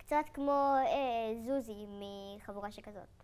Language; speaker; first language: Hebrew; native; Hebrew